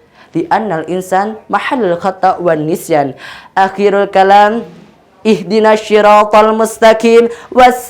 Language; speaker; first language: Arabic; non-native, learner; Indonesian